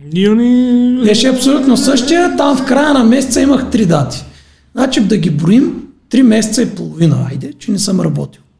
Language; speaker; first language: Bulgarian; native; Bulgarian